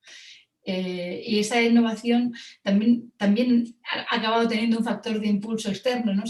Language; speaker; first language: Spanish; native; Spanish